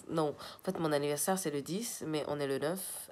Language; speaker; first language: French; non-native, local second language; Rundi